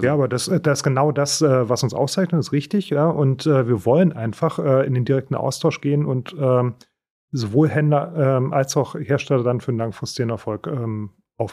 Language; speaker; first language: German; native; German